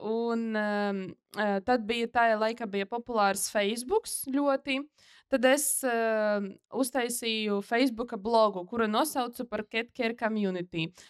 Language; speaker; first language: Latvian; non-native, local second language; Russian